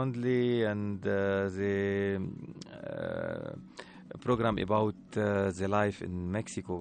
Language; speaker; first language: English; non-native, learner; Arabic